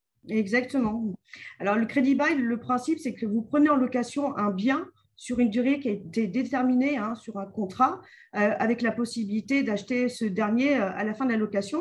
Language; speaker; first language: French; native; French